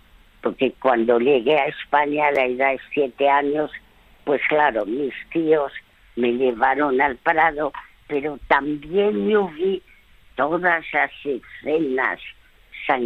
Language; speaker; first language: Spanish; early bilingual, other home language; French